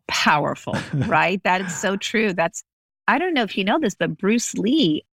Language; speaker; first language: English; native; English